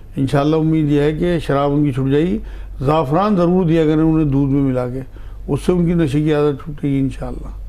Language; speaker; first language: Hindi; native; Hindi